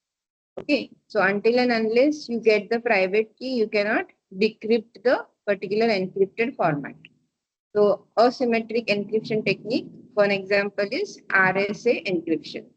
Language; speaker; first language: English; non-native, local second language; Marathi